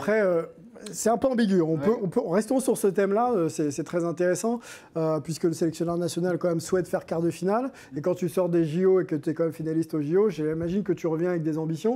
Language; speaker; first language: French; native; French